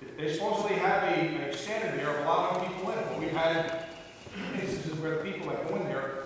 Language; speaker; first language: English; native; English